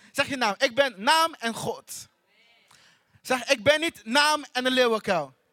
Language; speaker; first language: Dutch; non-native, fluent; Portuguese